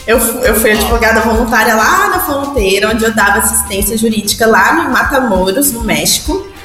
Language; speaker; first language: Portuguese; early bilingual, heritage; Portuguese